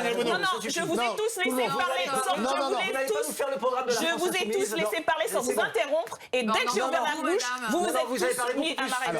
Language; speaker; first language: French; native; French